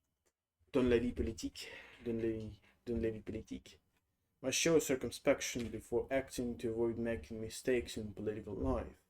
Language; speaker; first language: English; non-native, fluent; Russian